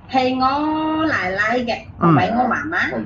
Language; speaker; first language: Cantonese; non-native, learner; Indonesian